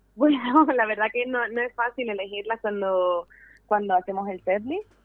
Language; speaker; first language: Spanish; native; Spanish